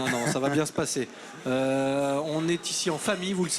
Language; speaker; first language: French; native; French